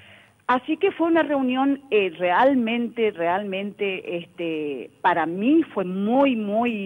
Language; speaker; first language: Spanish; native; Spanish